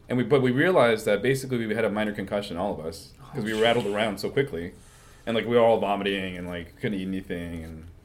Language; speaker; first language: English; native; English